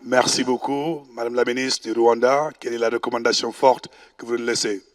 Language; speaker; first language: French; non-native, local second language; Wolof